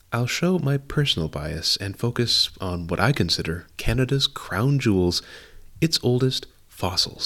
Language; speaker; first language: English; native; English